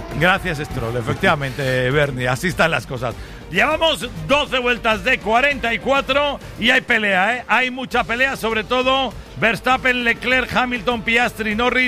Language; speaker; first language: Spanish; native; Spanish